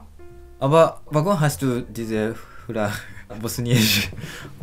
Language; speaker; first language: German; non-native, learner; Japanese